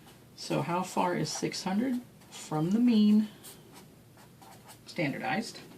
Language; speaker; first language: English; native; English